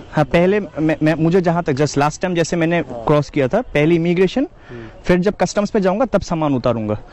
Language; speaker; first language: Hindi; non-native, fluent; Bangla